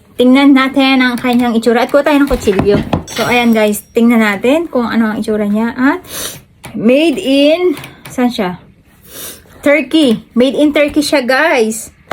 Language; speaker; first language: Filipino; native; Filipino